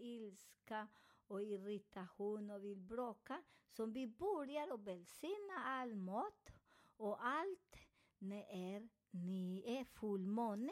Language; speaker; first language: Swedish; non-native, fluent; Spanish